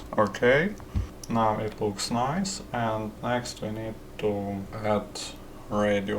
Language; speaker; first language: English; non-native, fluent; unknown